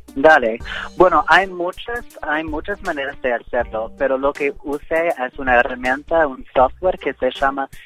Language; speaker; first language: Spanish; non-native, fluent; English